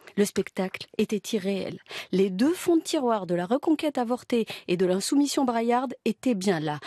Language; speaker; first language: French; native; French